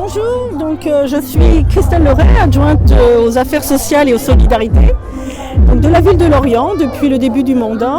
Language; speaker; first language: French; native; French